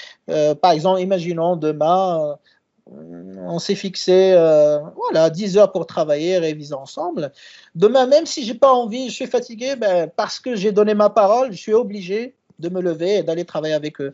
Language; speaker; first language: French; non-native, local second language; Arabic